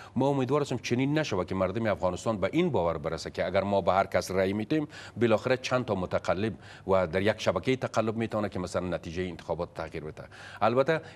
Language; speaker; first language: Persian; native; Persian